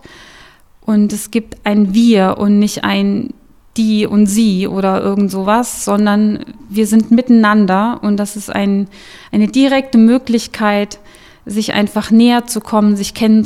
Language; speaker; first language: German; native; German